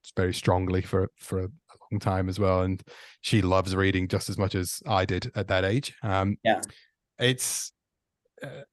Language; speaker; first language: English; native; English